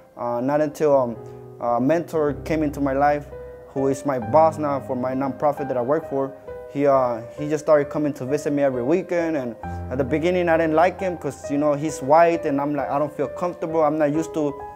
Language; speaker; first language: English; native; English